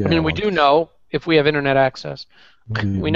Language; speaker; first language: English; native; English